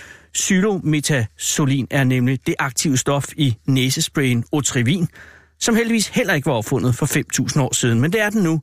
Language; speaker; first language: Danish; native; Danish